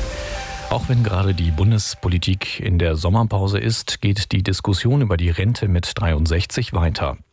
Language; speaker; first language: German; native; German